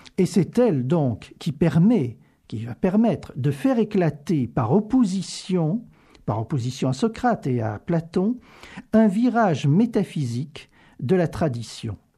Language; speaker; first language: French; native; French